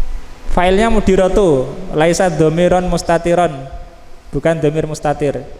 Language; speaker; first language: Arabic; non-native, fluent; Indonesian